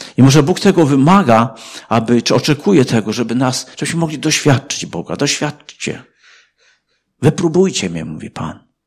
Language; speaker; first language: Polish; native; Polish